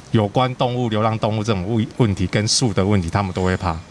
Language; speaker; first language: Chinese; native; Chinese